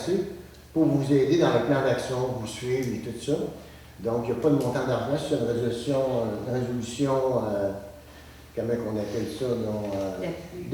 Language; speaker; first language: French; native; French